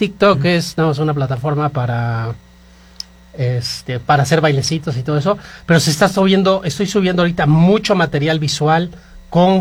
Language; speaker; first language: Spanish; native; Spanish